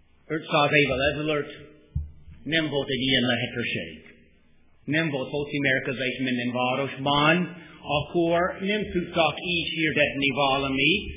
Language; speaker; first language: Hungarian; non-native, fluent; English